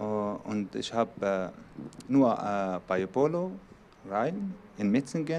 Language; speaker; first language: German; non-native, learner; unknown